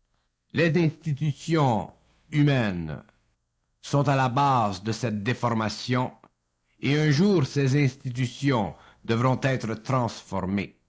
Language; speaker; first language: French; native; French